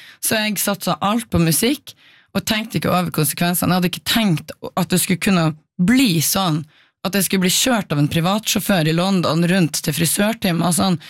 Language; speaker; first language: Norwegian; native; Norwegian